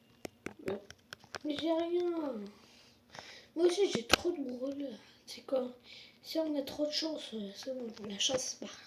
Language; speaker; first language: French; native; French